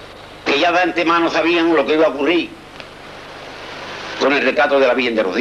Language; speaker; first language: Spanish; native; Spanish